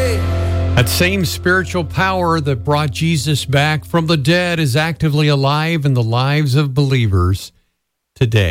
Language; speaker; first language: English; native; English